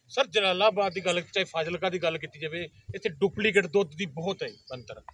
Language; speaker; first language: Punjabi; native; Punjabi